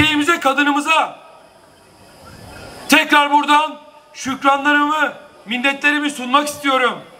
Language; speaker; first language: Turkish; native; Turkish